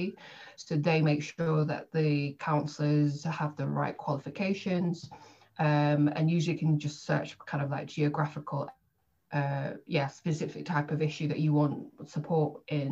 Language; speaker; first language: English; native; English